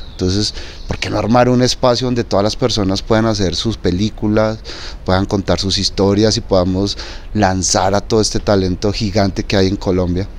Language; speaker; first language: Spanish; native; Spanish